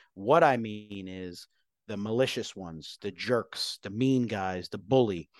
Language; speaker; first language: English; native; English